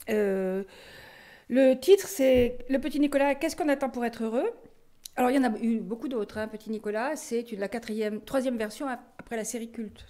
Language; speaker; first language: French; native; French